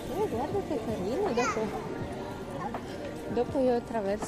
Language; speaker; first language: Italian; non-native, learner; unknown